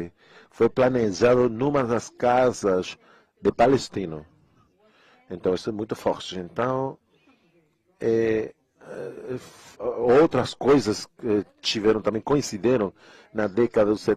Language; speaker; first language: Portuguese; non-native, fluent; Spanish